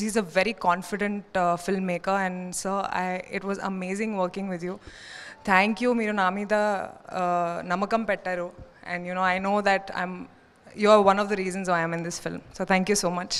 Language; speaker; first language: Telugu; non-native, fluent; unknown